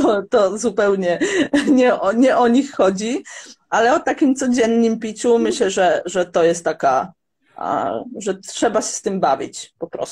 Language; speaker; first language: Polish; non-native, fluent; Croatian